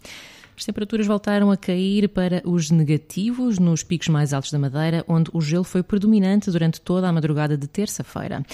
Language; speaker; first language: Portuguese; native; Portuguese